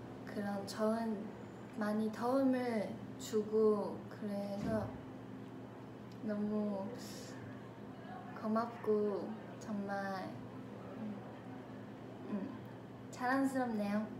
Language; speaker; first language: Korean; non-native, fluent; Chinese